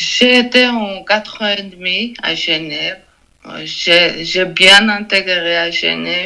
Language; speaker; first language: French; non-native, learner; Georgian